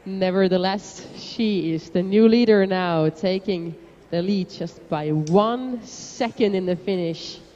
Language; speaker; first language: English; non-native, fluent; Estonian